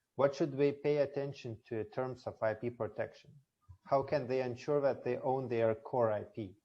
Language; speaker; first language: English; non-native, fluent; Lithuanian